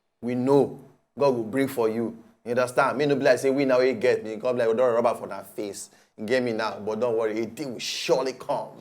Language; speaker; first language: Nigerian Pidgin; non-native, local second language; Yoruba